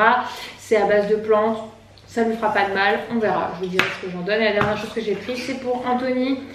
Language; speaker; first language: French; native; French